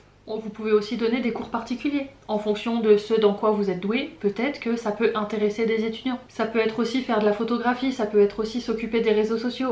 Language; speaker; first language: French; native; French